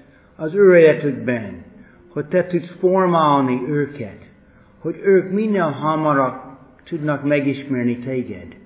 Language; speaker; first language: Hungarian; non-native, fluent; English